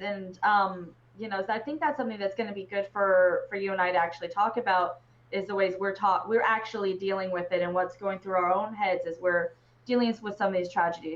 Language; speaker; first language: English; native; English